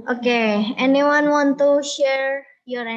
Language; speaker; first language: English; non-native, learner; Indonesian